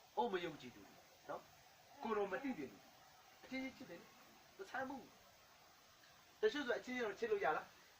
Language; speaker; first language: Burmese; non-native, local second language; Kachin